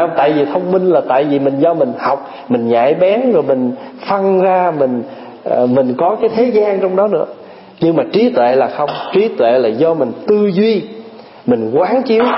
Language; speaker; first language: Vietnamese; early bilingual, other home language; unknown